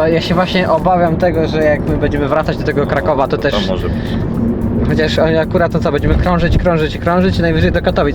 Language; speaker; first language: Polish; native; Polish